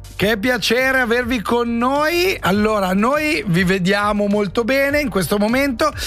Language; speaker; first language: Italian; native; Italian